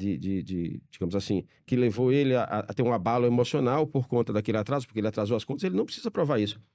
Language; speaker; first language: Portuguese; native; Portuguese